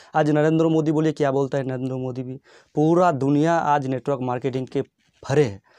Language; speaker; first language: Hindi; non-native, local second language; Bangla